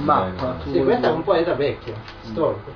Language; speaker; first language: Italian; non-native, learner; Japanese